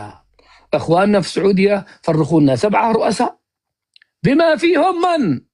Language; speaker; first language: Arabic; native; Arabic